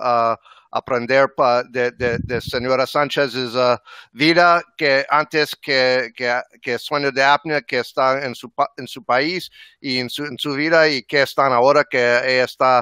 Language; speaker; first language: Spanish; non-native, learner; English